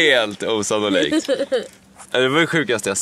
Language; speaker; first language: Swedish; native; Swedish